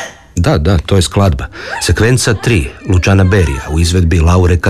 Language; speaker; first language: Serbian; native; Serbian